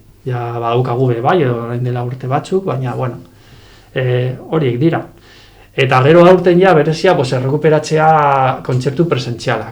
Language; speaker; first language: Basque; non-native, local second language; Spanish